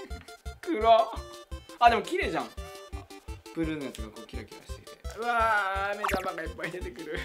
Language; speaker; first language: Japanese; native; Japanese